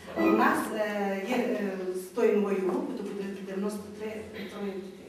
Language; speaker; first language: Ukrainian; native; Ukrainian